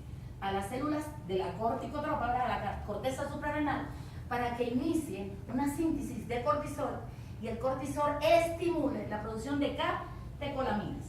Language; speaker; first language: Spanish; native; Spanish